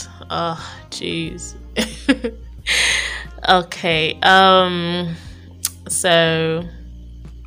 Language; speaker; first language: English; non-native, local second language; Igbo